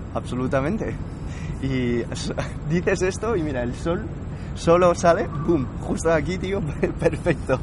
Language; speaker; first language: Spanish; non-native, fluent; French